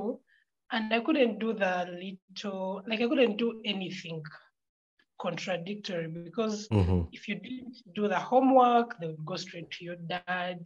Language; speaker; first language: English; non-native, local second language; Ganda